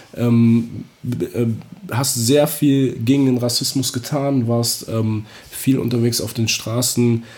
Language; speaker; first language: German; native; German